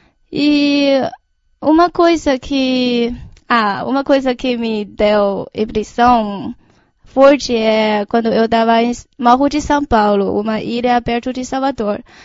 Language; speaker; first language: Portuguese; non-native, fluent; Chinese